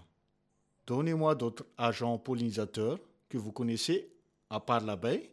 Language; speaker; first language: French; non-native, local second language; Malagasy